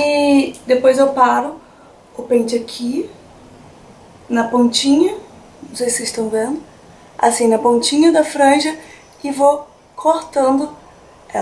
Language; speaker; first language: Portuguese; native; Portuguese